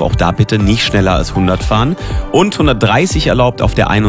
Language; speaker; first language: German; native; German